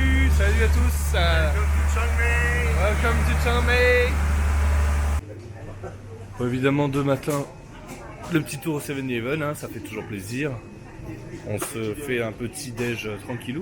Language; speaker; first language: French; native; French